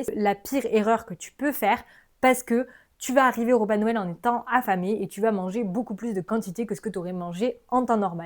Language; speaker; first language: French; native; French